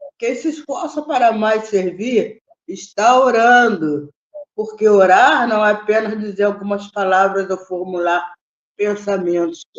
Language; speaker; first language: Portuguese; native; Portuguese